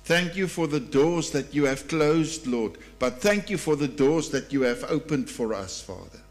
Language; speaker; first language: English; non-native, local second language; Afrikaans